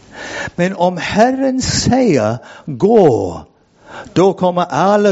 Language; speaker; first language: Swedish; non-native, fluent; English